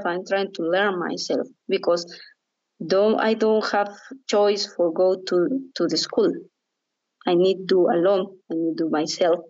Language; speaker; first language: English; non-native, learner; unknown